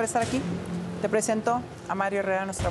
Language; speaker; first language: Spanish; native; Spanish